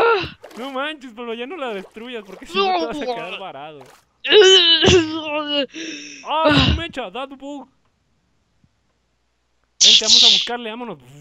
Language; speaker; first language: Spanish; native; Spanish